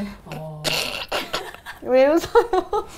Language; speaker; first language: Korean; native; Korean